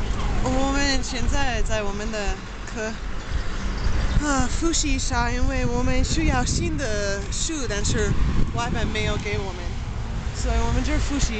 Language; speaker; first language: Chinese; non-native, learner; English